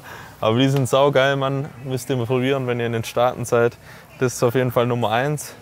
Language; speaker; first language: German; native; German